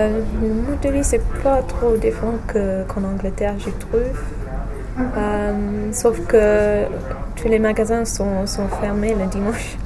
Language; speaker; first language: French; non-native, fluent; English